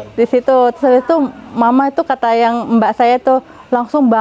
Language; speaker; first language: Indonesian; native; Indonesian